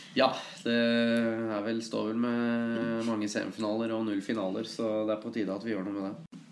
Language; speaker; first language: Norwegian; native; Norwegian